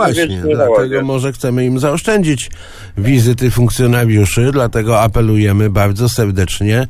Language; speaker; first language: Polish; native; Polish